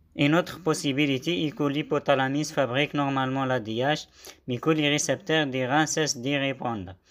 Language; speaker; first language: French; non-native, local second language; Arabic